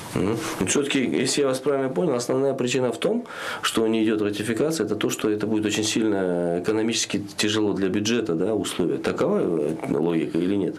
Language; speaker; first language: Russian; non-native, local second language; Kyrgyz